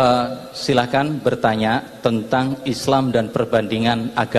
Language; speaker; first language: Indonesian; native; Indonesian